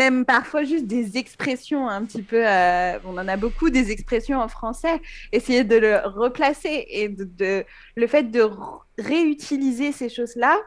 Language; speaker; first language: French; native; French